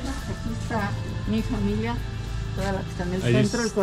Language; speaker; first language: Spanish; native; Spanish